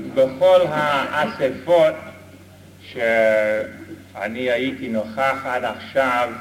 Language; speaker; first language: Hebrew; non-native, fluent; English